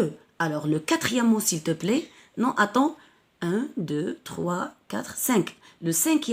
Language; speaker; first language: French; non-native, local second language; Arabic